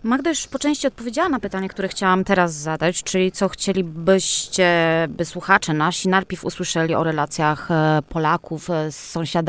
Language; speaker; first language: Polish; native; Polish